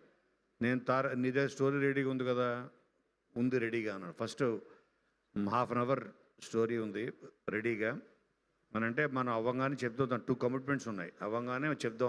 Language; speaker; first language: Telugu; native; Telugu